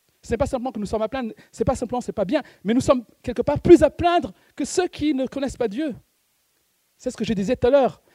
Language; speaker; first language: French; non-native, local second language; Malagasy